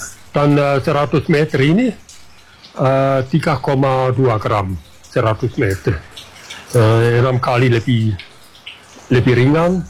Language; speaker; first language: Indonesian; non-native, fluent; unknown